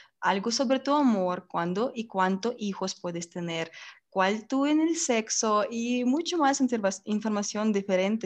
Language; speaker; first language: Spanish; non-native, learner; Russian